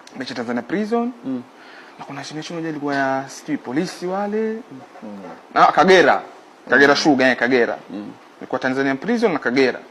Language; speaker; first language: Swahili; native; Swahili